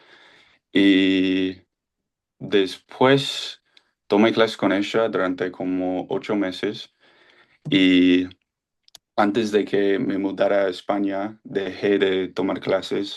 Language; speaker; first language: Spanish; non-native, fluent; English